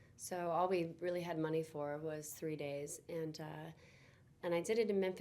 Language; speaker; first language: English; native; English